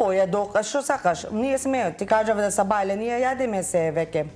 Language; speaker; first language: Macedonian; non-native, learner; Filipino